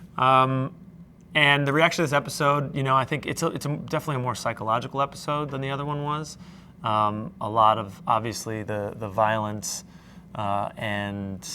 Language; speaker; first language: English; native; English